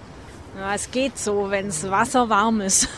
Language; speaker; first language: German; non-native, learner; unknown